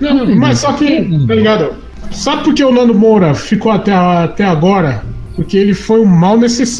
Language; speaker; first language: Portuguese; native; Portuguese